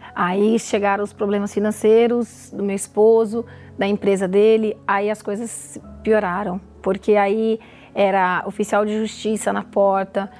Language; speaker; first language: Portuguese; native; Portuguese